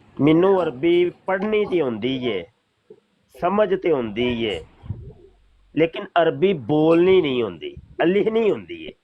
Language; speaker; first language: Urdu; non-native, local second language; Punjabi